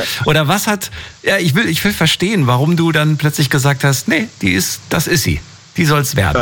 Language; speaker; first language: German; native; German